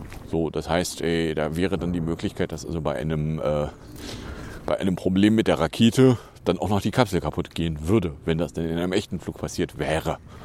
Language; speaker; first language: German; native; German